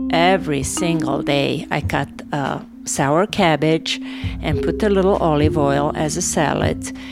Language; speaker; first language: English; non-native, fluent; Serbian